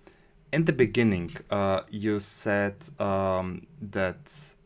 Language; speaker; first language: English; non-native, fluent; German